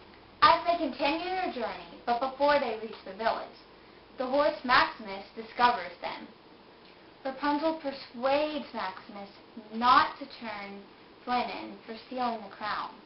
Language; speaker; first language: English; native; English